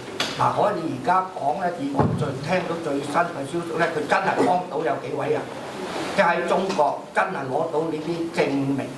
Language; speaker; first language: Cantonese; native; Cantonese